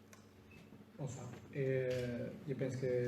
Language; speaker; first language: French; non-native, fluent; Spanish